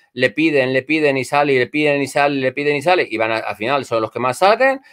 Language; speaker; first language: Spanish; native; Spanish